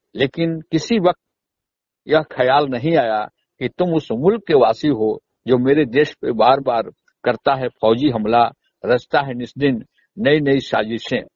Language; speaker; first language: Hindi; native; Hindi